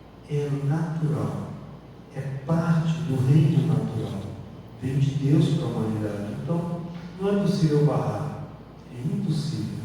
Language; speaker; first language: Portuguese; native; Portuguese